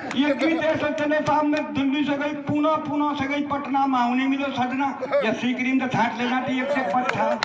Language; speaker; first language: Hindi; native; Hindi